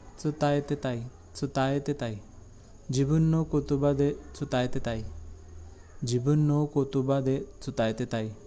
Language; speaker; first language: Japanese; non-native, learner; Hindi